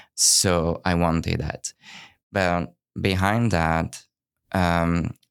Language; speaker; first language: English; non-native, fluent; French